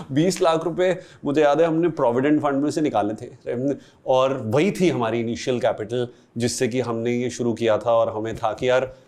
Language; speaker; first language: Hindi; native; Hindi